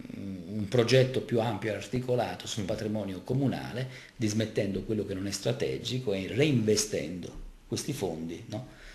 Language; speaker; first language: Italian; native; Italian